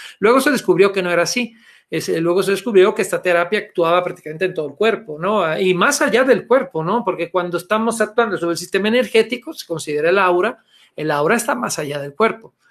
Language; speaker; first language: Spanish; non-native, fluent; Italian